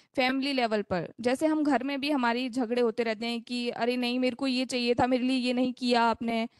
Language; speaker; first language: Hindi; native; Hindi